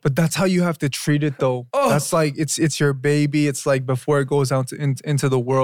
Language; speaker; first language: English; early bilingual, other home language; Korean